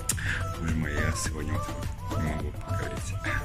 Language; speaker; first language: Russian; non-native, learner; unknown